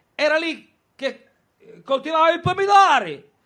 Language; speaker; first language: Italian; native; Italian